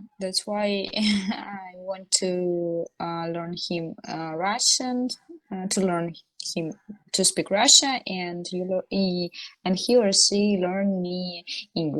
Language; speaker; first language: English; non-native, learner; Russian